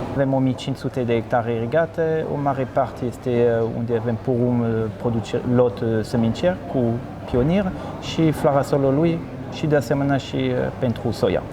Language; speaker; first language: Romanian; non-native, fluent; French